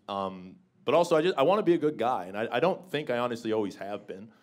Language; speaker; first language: English; native; English